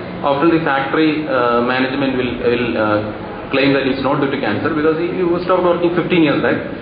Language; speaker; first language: English; non-native, local second language; Malayalam